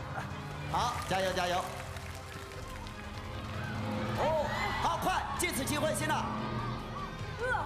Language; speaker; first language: Chinese; native; Chinese